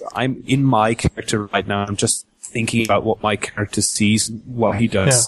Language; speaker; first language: English; non-native, fluent; German